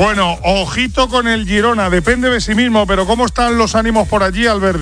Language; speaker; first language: Spanish; native; Spanish